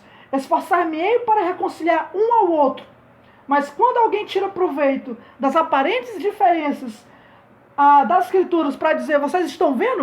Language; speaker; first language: Portuguese; native; Portuguese